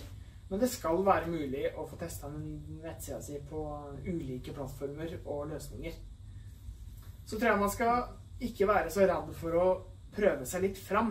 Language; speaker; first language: Norwegian; native; Norwegian